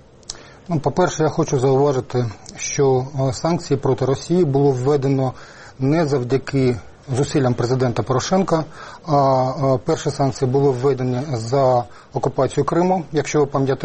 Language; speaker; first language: Ukrainian; native; Ukrainian